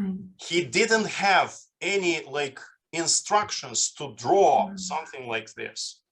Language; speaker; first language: English; non-native, fluent; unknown